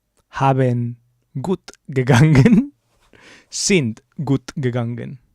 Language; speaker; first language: German; non-native, learner; English